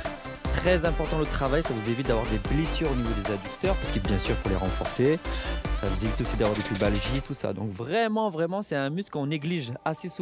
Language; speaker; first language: French; native; French